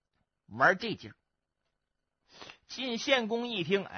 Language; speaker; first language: Chinese; native; Chinese